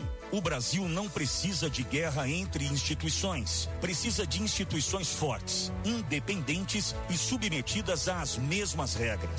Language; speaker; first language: Portuguese; native; Portuguese